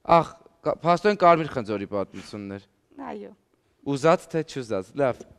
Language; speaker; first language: Armenian; native; Armenian